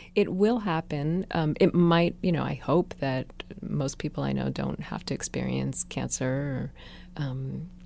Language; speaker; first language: English; native; English